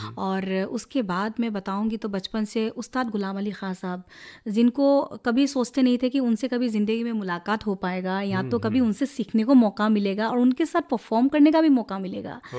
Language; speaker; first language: Hindi; non-native, local second language; Assamese